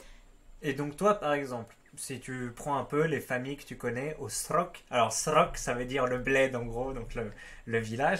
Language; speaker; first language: French; native; French